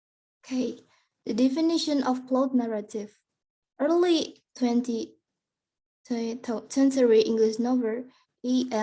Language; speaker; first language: English; non-native, learner; Indonesian